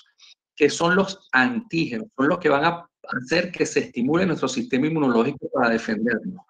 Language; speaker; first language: Spanish; native; Spanish